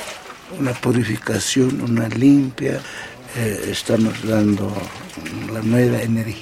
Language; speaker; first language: Spanish; non-native, local second language; Quechua